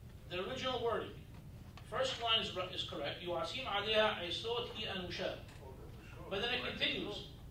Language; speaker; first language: English; native; English